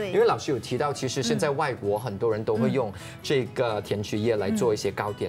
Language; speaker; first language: Chinese; native; Chinese